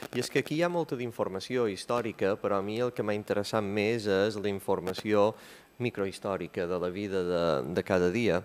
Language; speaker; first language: Catalan; native; Catalan